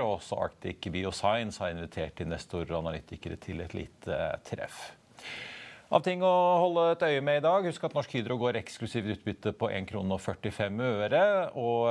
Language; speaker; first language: Norwegian; native; Norwegian